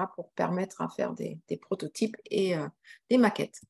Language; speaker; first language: French; non-native, fluent; German